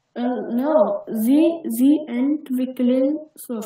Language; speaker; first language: German; non-native, learner; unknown